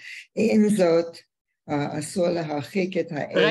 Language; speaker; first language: Hebrew; non-native, fluent; English